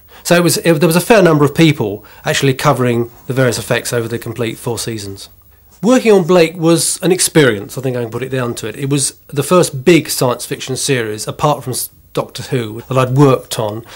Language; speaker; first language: English; native; English